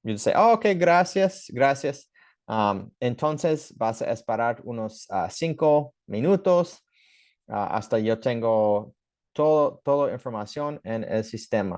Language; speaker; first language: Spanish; early bilingual, heritage; English